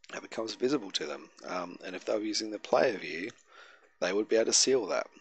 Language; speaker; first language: English; native; English